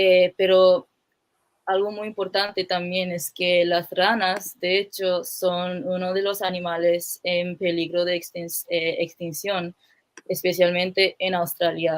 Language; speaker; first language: Spanish; non-native, fluent; English